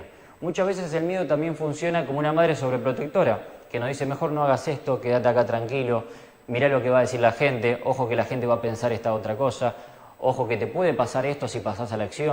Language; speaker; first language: Spanish; native; Spanish